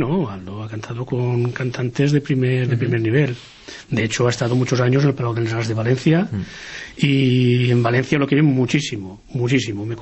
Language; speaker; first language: Spanish; native; Spanish